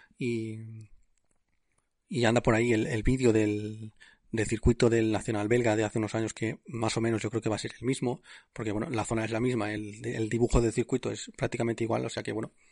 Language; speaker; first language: Spanish; native; Spanish